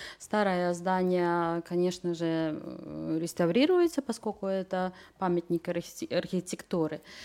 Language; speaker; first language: Russian; non-native, local second language; Latvian